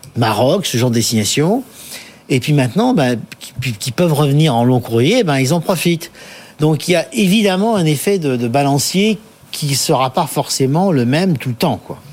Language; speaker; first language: French; native; French